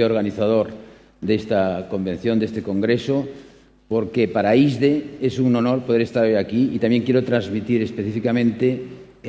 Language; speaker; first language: Spanish; native; Spanish